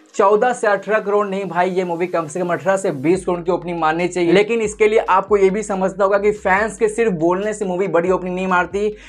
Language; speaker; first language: Hindi; native; Hindi